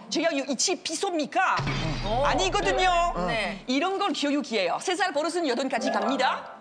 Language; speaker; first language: Korean; non-native, fluent; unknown